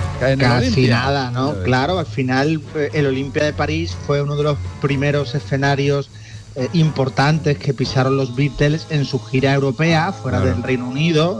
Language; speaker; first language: Spanish; native; Spanish